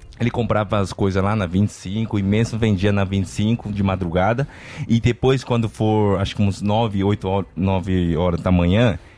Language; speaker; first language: Portuguese; non-native, fluent; Chinese